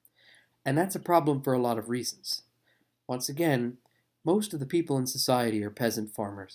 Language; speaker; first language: English; native; English